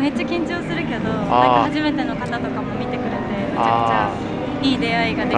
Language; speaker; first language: Japanese; native; Japanese